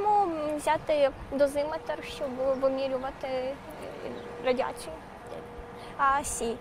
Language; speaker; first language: Spanish; non-native, learner; Ukrainian